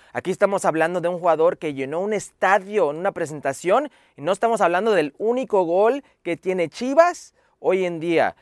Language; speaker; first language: Spanish; early bilingual, heritage; Spanish